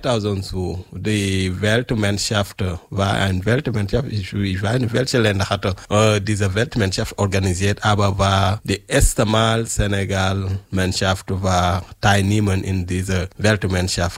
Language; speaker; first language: German; non-native, learner; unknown